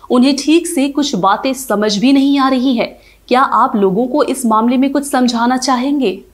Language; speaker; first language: Hindi; native; Hindi